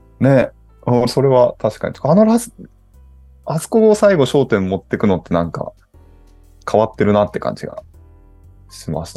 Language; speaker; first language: Japanese; native; Japanese